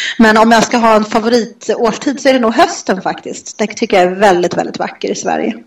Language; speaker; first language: Swedish; native; Swedish